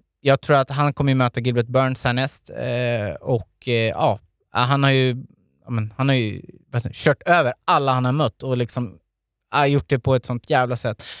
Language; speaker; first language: Swedish; native; Swedish